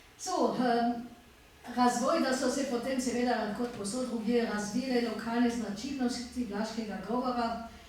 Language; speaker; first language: Slovenian; native; Slovenian